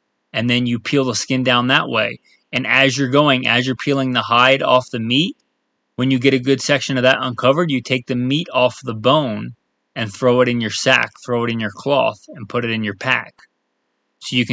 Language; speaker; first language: English; native; English